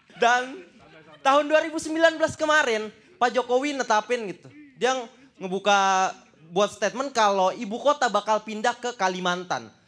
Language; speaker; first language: Indonesian; native; Indonesian